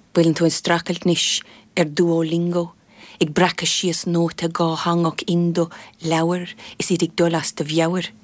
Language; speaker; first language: Irish; non-native, local second language; English